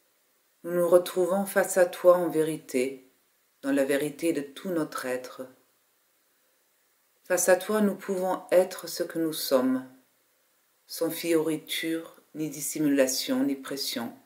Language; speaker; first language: French; native; French